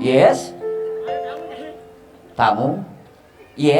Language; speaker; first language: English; non-native, learner; Indonesian